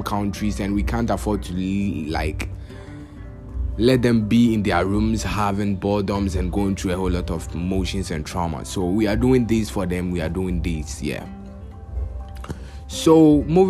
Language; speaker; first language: English; non-native, local second language; Akan